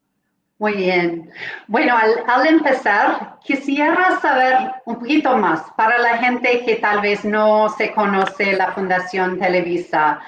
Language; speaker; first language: Spanish; non-native, fluent; English